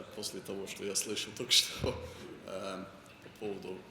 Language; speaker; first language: Russian; non-native, fluent; English